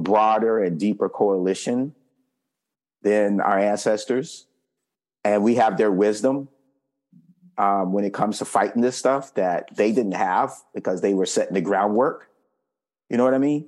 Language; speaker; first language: English; native; English